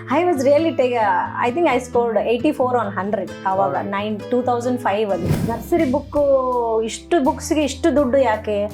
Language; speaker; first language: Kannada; non-native, local second language; Telugu